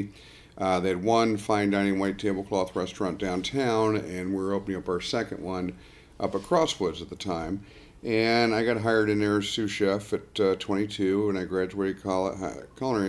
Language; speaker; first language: English; native; English